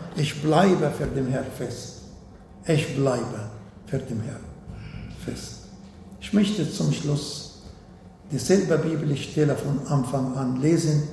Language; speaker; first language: German; non-native, fluent; Arabic